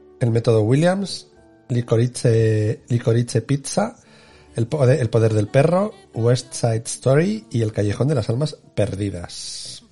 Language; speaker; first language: Spanish; native; Spanish